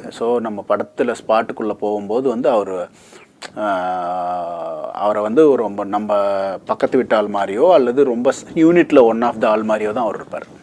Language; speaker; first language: Tamil; native; Tamil